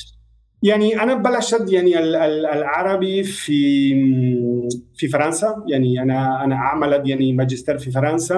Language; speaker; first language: Arabic; non-native, fluent; Spanish